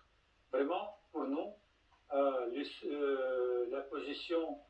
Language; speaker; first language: French; non-native, fluent; Russian